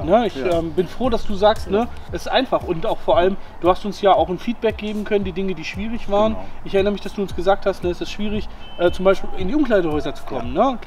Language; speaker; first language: German; native; German